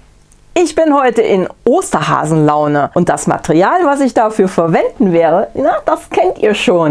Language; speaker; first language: German; native; German